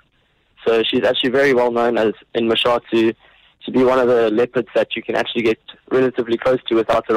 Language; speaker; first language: English; native; English